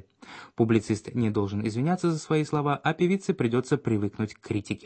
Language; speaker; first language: Russian; native; Russian